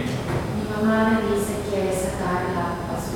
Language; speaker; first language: Spanish; non-native, learner; English